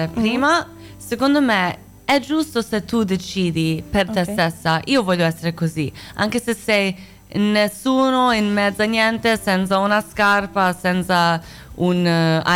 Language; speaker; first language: Italian; non-native, fluent; Croatian